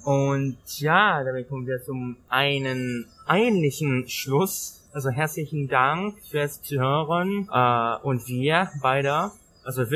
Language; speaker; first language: German; non-native, learner; Thai